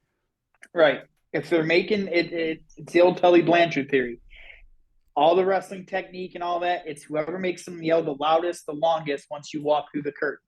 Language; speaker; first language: English; native; English